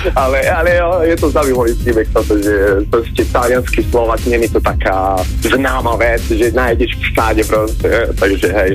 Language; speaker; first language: Slovak; early bilingual, heritage; Italian